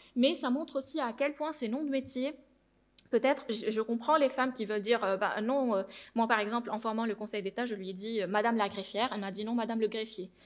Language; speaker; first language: French; non-native, local second language; Arabic